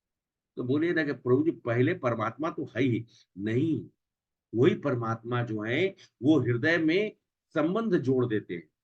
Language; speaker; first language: Hindi; native; Hindi